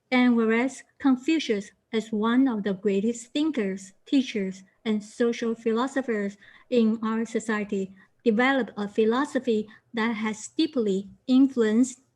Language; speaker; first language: English; non-native, fluent; Chinese